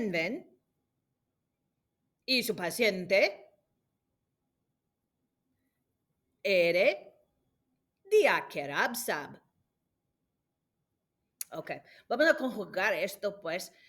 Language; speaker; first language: Spanish; non-native, fluent; English